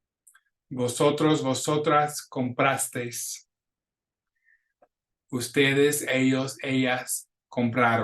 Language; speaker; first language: Spanish; non-native, fluent; English